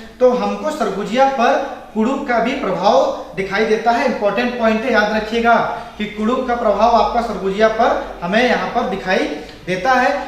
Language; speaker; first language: Hindi; native; Hindi